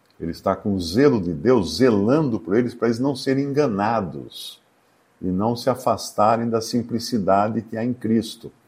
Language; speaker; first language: Portuguese; native; Portuguese